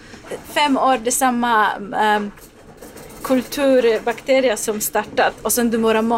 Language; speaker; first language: Swedish; non-native, learner; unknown